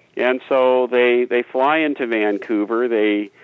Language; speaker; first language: English; native; English